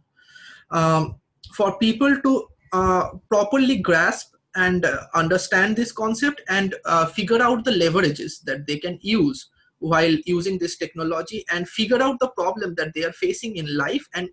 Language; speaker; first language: English; non-native, local second language; Bangla